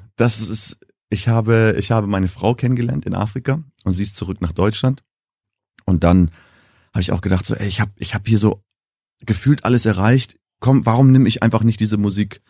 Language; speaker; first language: German; early bilingual, heritage; German